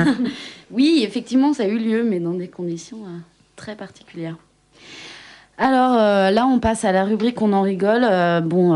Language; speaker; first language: French; native; French